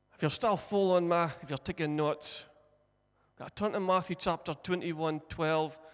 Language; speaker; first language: English; native; English